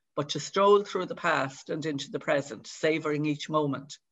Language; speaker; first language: English; native; English